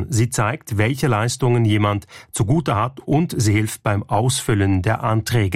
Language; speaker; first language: German; native; German